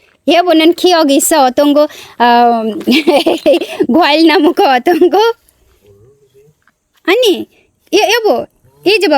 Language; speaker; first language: Korean; non-native, learner; Bangla